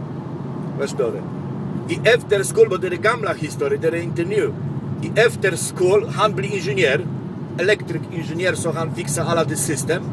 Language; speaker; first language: Swedish; non-native, local second language; Polish